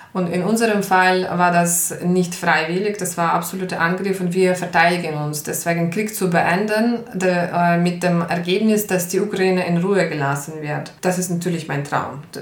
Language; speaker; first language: German; non-native, fluent; Ukrainian